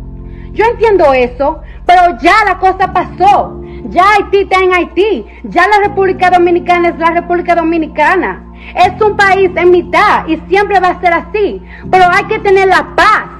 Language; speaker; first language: Spanish; early bilingual, heritage; Spanish